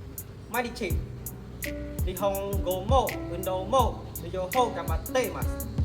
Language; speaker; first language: Japanese; non-native, learner; Khmer